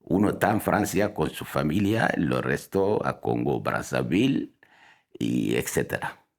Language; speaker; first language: Spanish; non-native, fluent; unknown